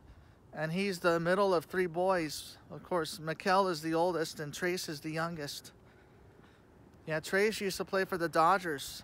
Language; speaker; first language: English; native; English